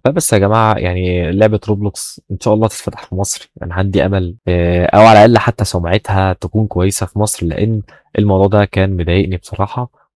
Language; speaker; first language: Arabic; native; Arabic